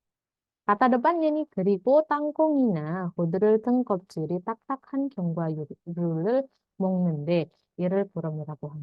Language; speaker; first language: Korean; non-native, learner; Indonesian